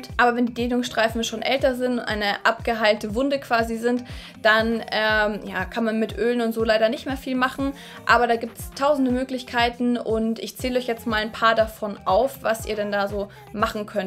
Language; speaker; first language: German; native; German